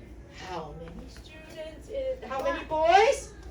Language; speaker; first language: English; native; English